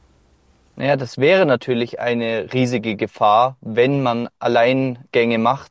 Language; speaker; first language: German; native; German